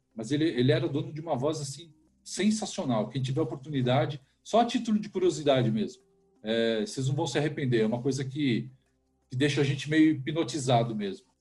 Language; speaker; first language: Portuguese; native; Portuguese